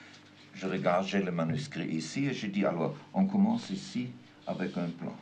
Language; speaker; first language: French; non-native, fluent; German